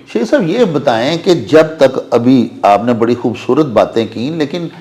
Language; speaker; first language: Urdu; non-native, local second language; Punjabi